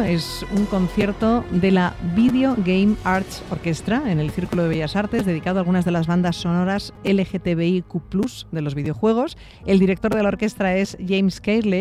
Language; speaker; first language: Spanish; native; Spanish